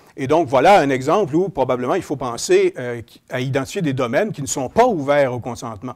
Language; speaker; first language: French; native; French